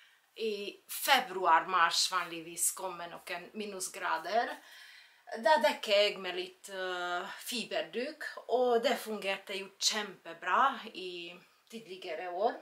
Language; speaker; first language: Norwegian; non-native, fluent; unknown